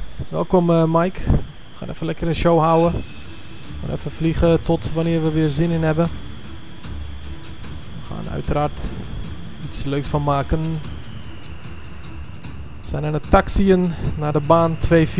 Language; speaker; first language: Dutch; early bilingual, other home language; Turkish